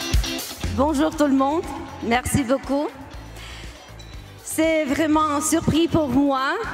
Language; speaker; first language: French; non-native, learner; Ukrainian